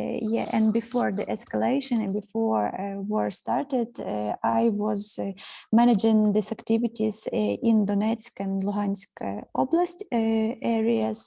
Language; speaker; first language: English; non-native, fluent; Ukrainian